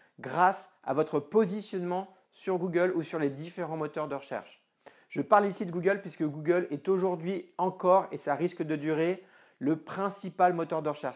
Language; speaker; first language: French; native; French